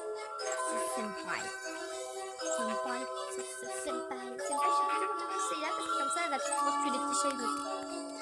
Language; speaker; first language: French; native; French